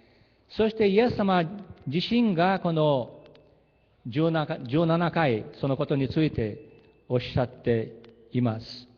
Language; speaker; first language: Japanese; early bilingual, heritage; Japanese